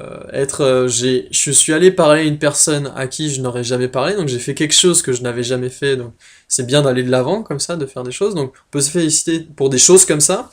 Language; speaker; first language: French; native; French